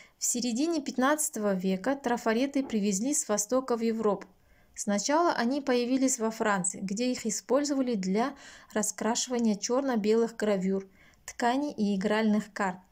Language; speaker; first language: Russian; non-native, local second language; Kazakh